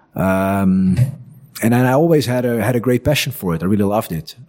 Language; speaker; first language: English; non-native, fluent; Dutch